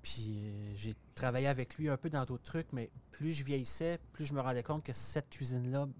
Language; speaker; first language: French; native; French